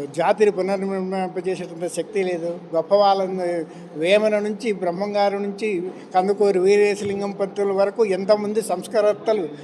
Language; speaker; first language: Telugu; native; Telugu